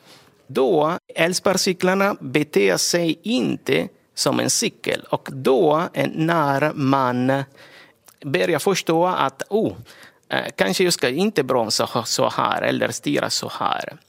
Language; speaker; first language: Swedish; non-native, fluent; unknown